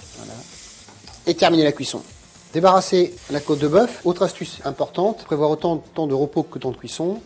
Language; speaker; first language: French; native; French